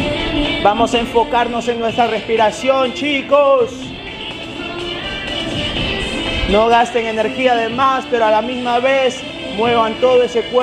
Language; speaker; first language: Spanish; early bilingual, heritage; Spanish